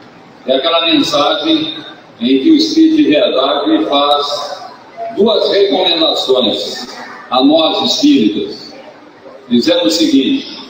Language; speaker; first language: Portuguese; native; Portuguese